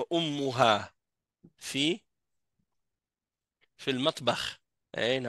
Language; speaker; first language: Arabic; non-native, fluent; French